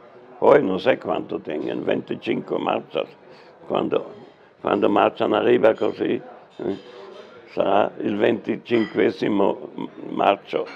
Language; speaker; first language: Spanish; non-native, learner; German